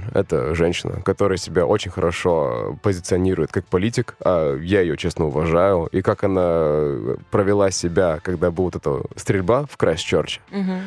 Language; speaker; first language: Russian; native; Russian